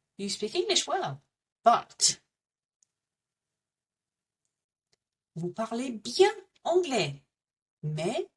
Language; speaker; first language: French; non-native, fluent; English